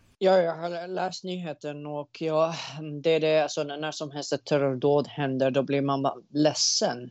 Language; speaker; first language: Swedish; early bilingual, other home language; Arabic